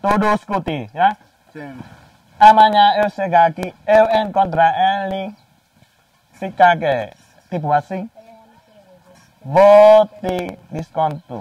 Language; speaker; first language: Portuguese; non-native, learner; Vietnamese